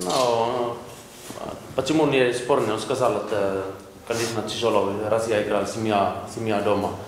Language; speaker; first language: Russian; non-native, learner; Finnish